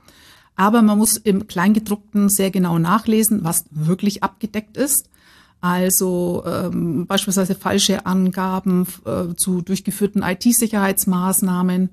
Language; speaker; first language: German; native; German